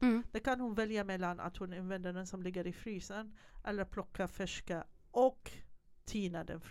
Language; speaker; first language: Swedish; non-native, fluent; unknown